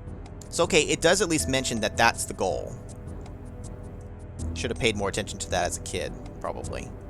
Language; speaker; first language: English; native; English